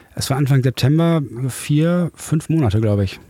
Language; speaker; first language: German; native; German